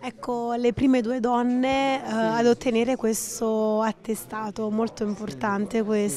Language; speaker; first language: Italian; native; Italian